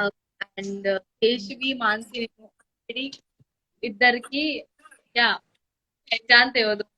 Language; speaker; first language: Telugu; non-native, learner; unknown